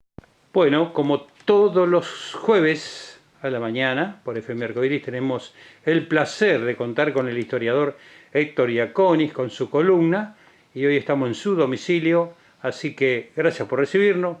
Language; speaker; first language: Spanish; native; Spanish